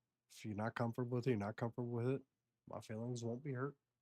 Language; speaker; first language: English; native; English